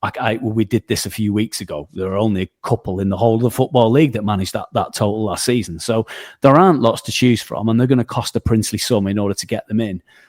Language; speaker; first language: English; native; English